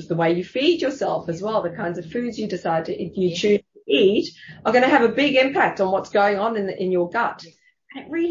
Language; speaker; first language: English; native; English